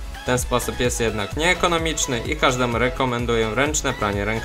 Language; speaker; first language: Polish; native; Polish